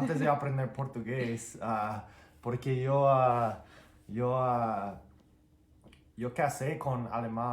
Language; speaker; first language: Spanish; non-native, fluent; English